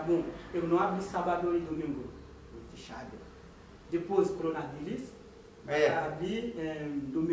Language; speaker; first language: Portuguese; non-native, learner; Haitian Creole